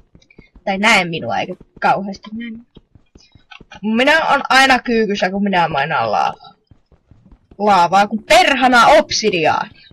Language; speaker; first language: Finnish; native; Finnish